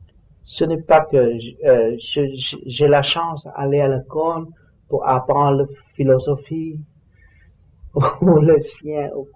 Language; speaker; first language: French; non-native, learner; Vietnamese